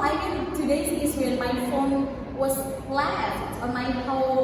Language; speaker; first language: English; non-native, learner; Indonesian